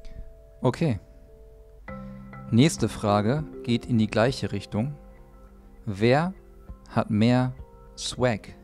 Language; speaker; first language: German; native; German